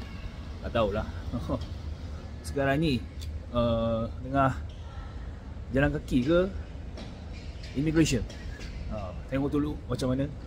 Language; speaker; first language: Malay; non-native, fluent; Korean